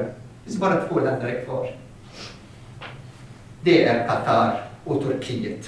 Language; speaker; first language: Swedish; non-native, fluent; Arabic